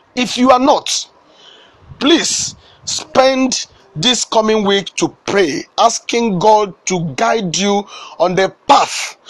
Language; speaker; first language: English; non-native, local second language; Igbo